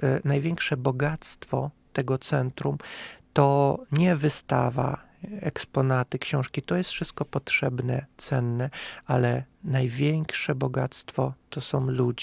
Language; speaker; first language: Polish; non-native, fluent; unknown